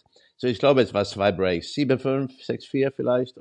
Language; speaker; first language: German; non-native, learner; Swedish